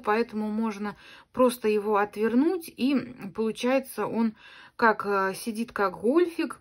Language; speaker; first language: Russian; native; Russian